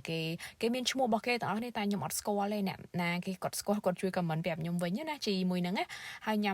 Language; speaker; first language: Khmer; native; Khmer